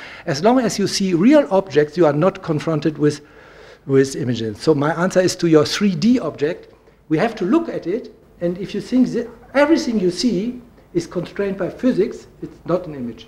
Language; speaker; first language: English; non-native, fluent; German